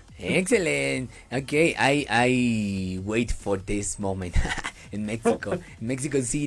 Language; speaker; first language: English; non-native, learner; Spanish